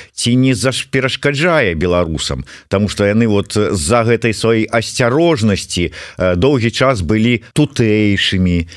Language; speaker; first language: Belarusian; non-native, local second language; Russian